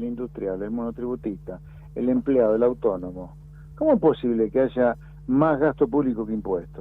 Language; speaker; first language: Spanish; native; Spanish